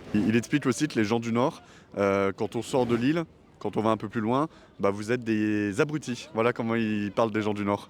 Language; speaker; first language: French; native; French